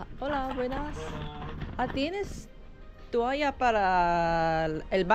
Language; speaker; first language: Spanish; non-native, learner; Korean